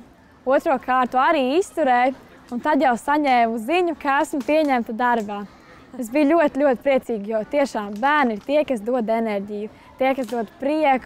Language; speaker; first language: Latvian; native; Latvian